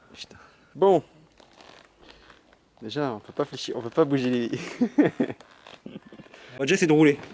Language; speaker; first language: French; native; French